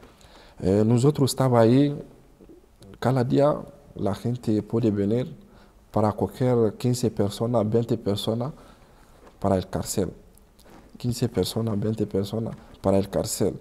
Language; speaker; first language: Spanish; non-native, learner; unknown